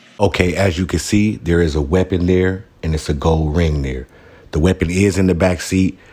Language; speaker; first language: English; native; English